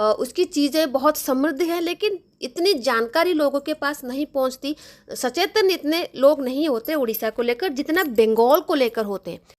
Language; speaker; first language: Hindi; non-native, local second language; Bangla